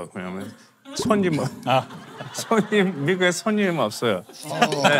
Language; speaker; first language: Korean; early bilingual, heritage; Korean